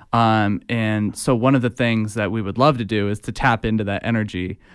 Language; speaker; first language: English; native; English